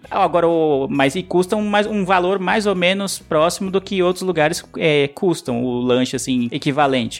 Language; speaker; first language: Portuguese; native; Portuguese